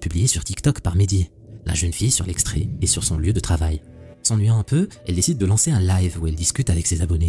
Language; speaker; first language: French; native; French